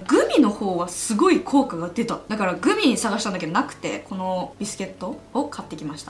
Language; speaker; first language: Japanese; native; Japanese